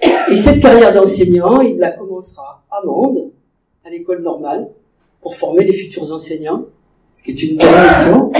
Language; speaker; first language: French; native; French